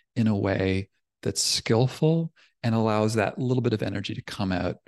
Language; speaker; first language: English; native; English